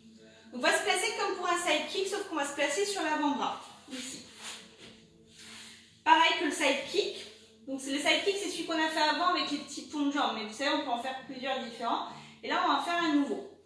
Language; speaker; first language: French; native; French